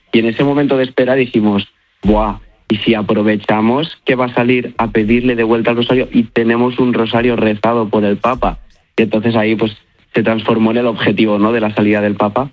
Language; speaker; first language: Spanish; native; Spanish